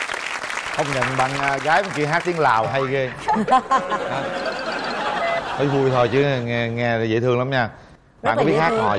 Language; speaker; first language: Vietnamese; native; Vietnamese